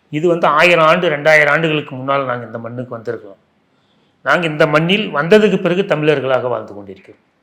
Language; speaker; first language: Tamil; non-native, local second language; Telugu